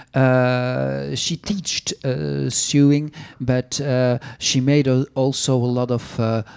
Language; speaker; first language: English; non-native, fluent; Dutch